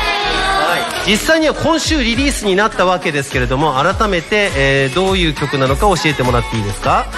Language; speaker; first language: Japanese; native; Japanese